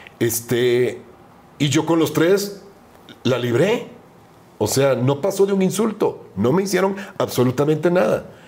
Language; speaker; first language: Spanish; native; Spanish